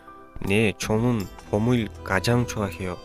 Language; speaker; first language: Korean; non-native, fluent; Kyrgyz